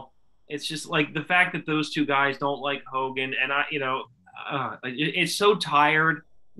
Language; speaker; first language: English; native; English